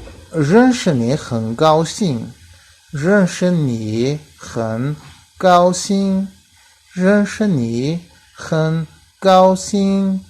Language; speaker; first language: Chinese; non-native, fluent; Tajik